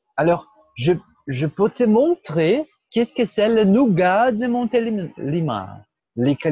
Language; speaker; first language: French; non-native, fluent; Portuguese